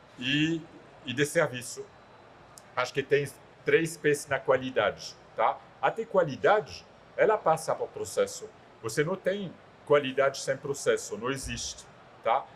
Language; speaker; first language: Portuguese; non-native, fluent; French